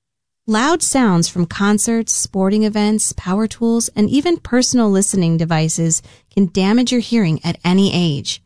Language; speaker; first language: English; native; English